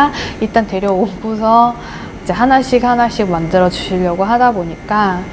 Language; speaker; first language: Korean; native; Korean